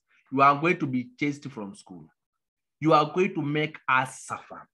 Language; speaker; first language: English; non-native, local second language; Kamba